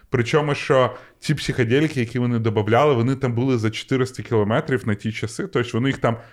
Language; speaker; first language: Ukrainian; non-native, local second language; Russian